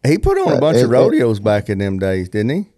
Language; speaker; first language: English; native; English